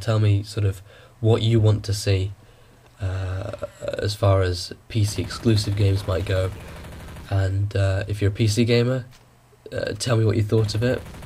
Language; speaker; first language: English; native; English